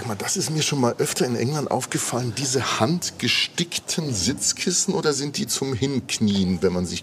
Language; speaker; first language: German; native; German